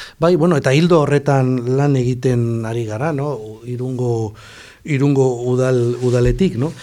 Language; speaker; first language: Basque; non-native, local second language; Spanish